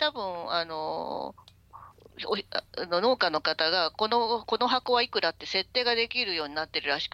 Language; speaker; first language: Japanese; native; Japanese